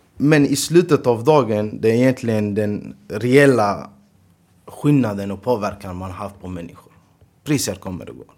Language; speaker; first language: Swedish; early bilingual, other home language; Arabic